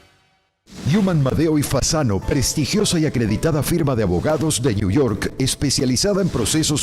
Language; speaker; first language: Spanish; native; Spanish